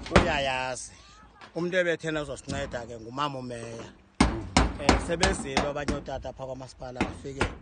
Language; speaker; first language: Zulu; non-native, local second language; Xhosa